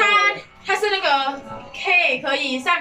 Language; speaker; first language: Chinese; non-native, learner; Lao